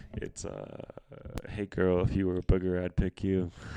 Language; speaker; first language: English; early bilingual, other home language; Spanish